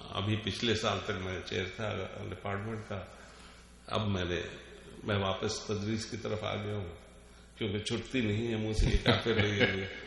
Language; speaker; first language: Urdu; native; Urdu